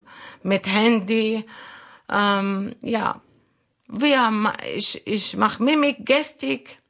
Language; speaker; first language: German; non-native, learner; Arabic